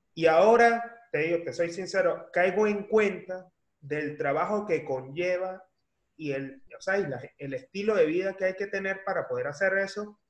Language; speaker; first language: Spanish; native; Spanish